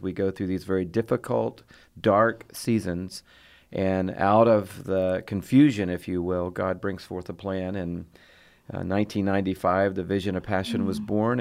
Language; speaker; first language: English; native; English